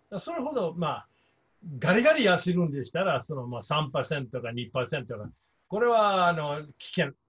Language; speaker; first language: Japanese; non-native, fluent; English